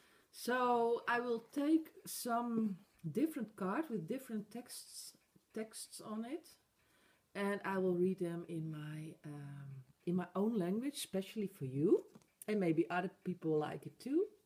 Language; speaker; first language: English; non-native, fluent; Dutch